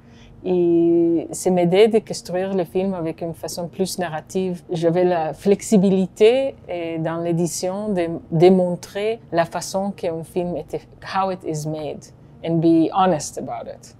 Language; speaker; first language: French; non-native, fluent; Hebrew